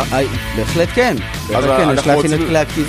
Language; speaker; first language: Hebrew; native; Hebrew